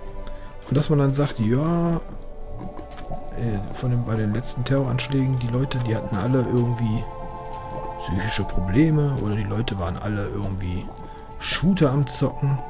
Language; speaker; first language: German; native; German